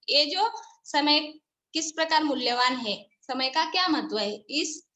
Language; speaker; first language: Hindi; non-native, local second language; Marathi